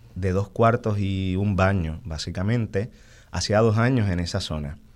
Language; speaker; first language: Spanish; native; Spanish